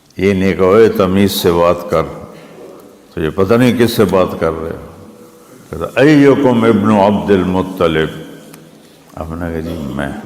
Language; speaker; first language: Urdu; non-native, local second language; Punjabi